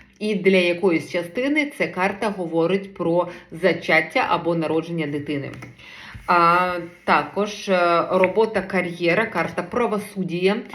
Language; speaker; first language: Ukrainian; non-native, local second language; Russian